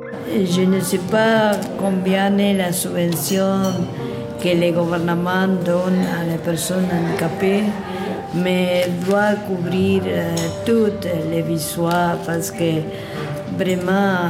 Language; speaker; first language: French; non-native, learner; Spanish